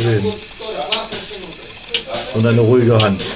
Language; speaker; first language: German; native; German